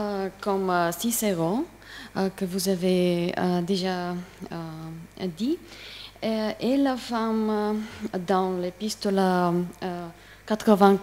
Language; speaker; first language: French; non-native, learner; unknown